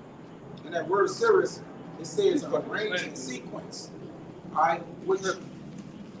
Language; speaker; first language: English; native; English